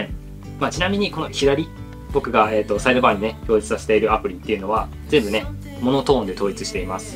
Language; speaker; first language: Japanese; native; Japanese